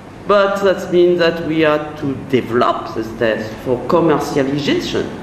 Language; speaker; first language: English; non-native, fluent; French